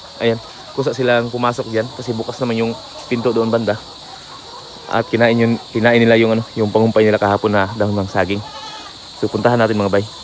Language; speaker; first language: Filipino; non-native, local second language; Cebuano